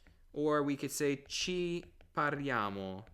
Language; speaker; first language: Italian; non-native, fluent; English